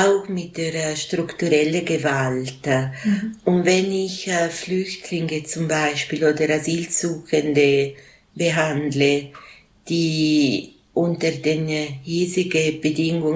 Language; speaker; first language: German; non-native, local second language; Italian